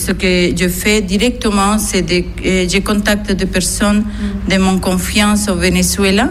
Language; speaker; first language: French; non-native, learner; Spanish